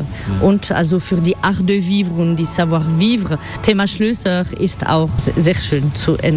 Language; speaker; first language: German; non-native, fluent; French